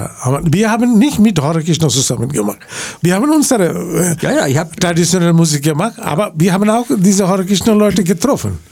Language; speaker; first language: German; non-native, learner; Bangla